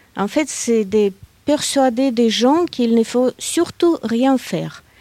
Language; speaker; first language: French; non-native, fluent; Russian